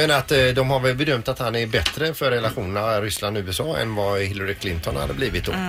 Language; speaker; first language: Swedish; native; Swedish